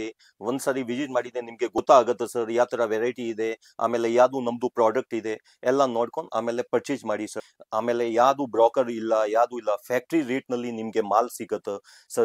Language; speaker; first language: Kannada; non-native, local second language; Telugu